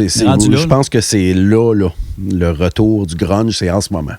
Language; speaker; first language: French; native; French